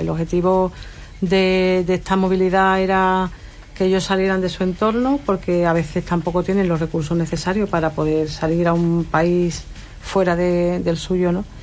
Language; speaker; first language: Spanish; native; Spanish